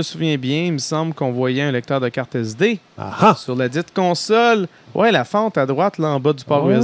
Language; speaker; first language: French; native; French